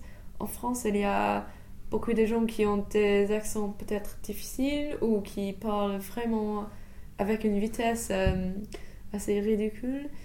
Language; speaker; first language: French; non-native, fluent; English